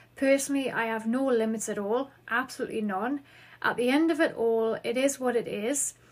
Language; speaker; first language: English; native; English